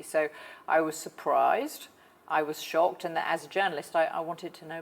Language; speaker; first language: English; native; English